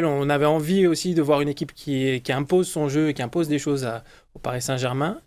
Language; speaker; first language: French; native; French